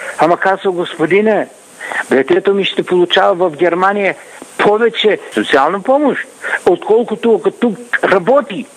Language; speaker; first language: Bulgarian; native; Bulgarian